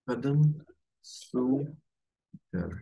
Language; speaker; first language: Turkish; non-native, learner; English